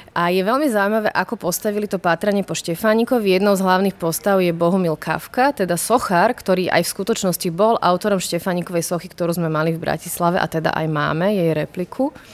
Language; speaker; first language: Slovak; native; Slovak